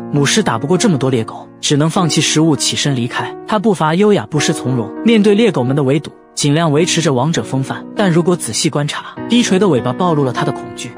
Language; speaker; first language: Chinese; native; Chinese